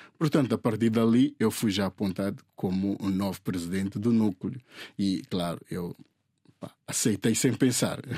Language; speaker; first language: Portuguese; non-native, local second language; Upper Guinea Crioulo